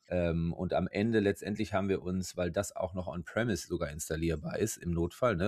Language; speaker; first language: German; native; German